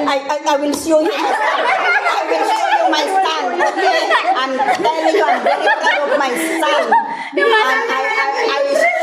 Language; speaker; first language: English; non-native, learner; Filipino